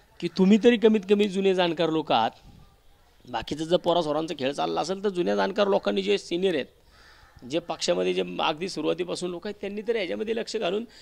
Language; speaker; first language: Marathi; native; Marathi